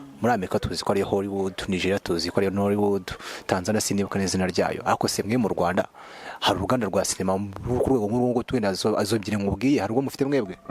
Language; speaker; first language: Kinyarwanda; native; Kinyarwanda